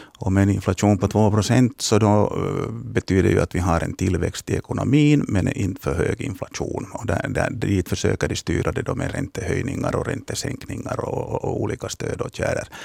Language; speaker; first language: Swedish; native; Swedish